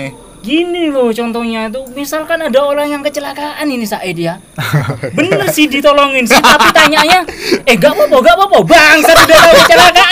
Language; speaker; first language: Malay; non-native, local second language; Javanese